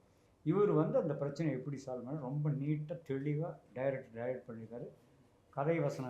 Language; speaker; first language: Tamil; native; Tamil